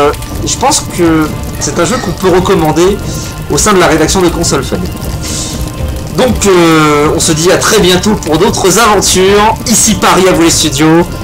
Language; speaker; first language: French; native; French